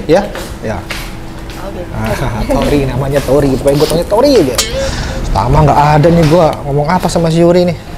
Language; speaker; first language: Indonesian; native; Indonesian